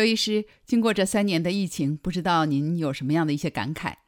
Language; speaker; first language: Chinese; native; Chinese